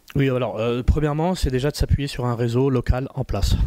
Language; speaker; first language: French; native; French